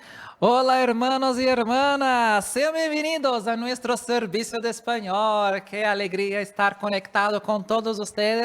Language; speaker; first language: Spanish; non-native, learner; Portuguese